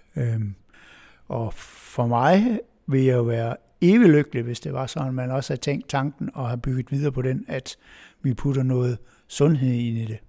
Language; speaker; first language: Danish; native; Danish